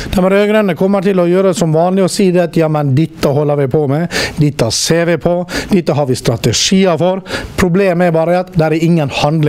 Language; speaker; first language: Norwegian; native; Norwegian